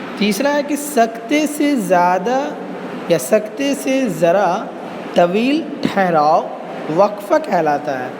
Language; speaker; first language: Urdu; native; Urdu